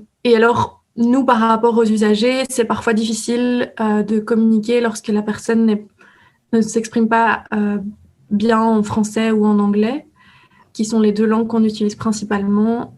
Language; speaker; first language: French; native; French